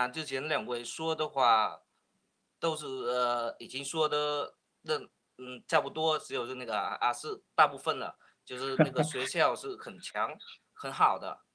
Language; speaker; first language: Chinese; non-native, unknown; Vietnamese